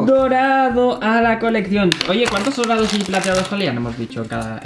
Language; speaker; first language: Spanish; native; Spanish